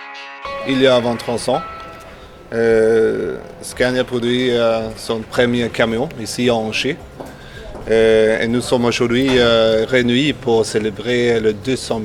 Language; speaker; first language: French; non-native, fluent; Swedish